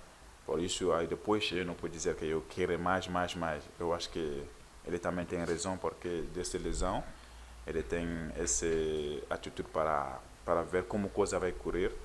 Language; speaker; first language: Portuguese; non-native, learner; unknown